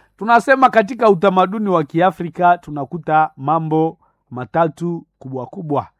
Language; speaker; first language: Swahili; non-native, local second language; Nande